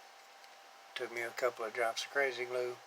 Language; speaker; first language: English; native; English